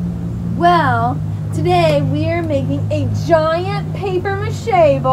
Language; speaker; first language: English; native; English